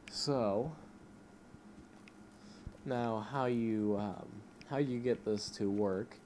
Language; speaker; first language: English; native; English